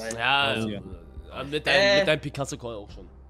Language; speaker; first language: German; native; German